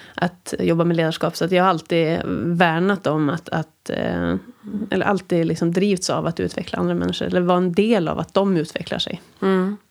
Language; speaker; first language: Swedish; native; Swedish